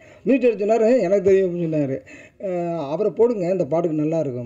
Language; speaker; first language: Tamil; native; Tamil